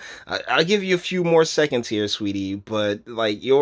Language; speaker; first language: English; native; English